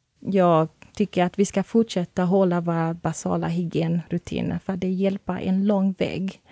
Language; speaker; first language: Swedish; non-native, fluent; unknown